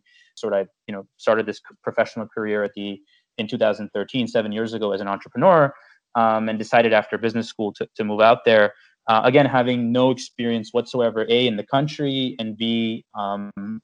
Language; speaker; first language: English; native; English